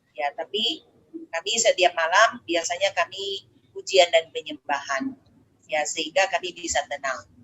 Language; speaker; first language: Indonesian; native; Indonesian